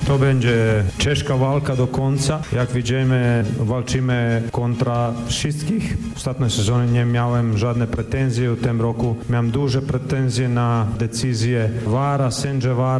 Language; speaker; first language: Polish; non-native, learner; Croatian